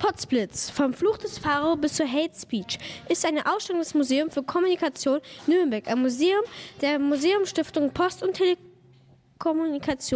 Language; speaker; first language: German; native; German